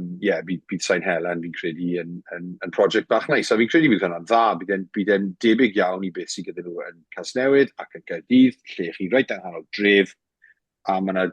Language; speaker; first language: Welsh; native; Welsh